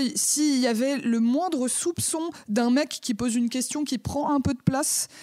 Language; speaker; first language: French; native; French